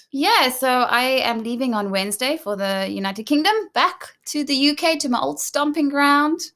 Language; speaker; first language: English; native; English